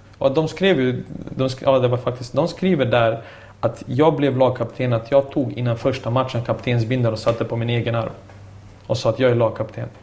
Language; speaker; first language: Swedish; early bilingual, other home language; Serbian